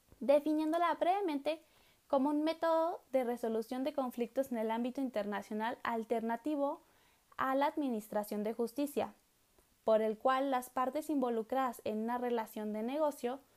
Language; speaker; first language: Spanish; native; Spanish